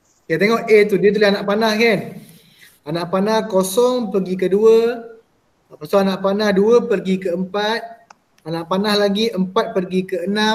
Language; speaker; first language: Malay; native; Malay